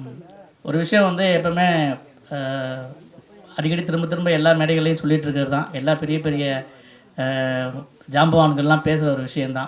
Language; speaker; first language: Tamil; native; Tamil